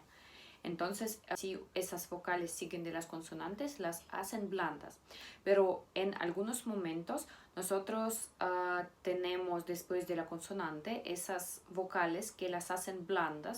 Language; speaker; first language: Spanish; non-native, fluent; Russian